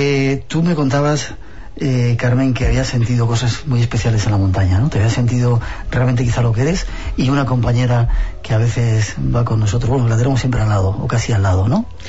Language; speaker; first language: Spanish; native; Spanish